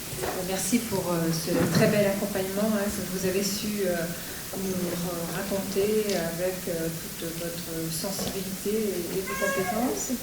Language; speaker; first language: French; native; French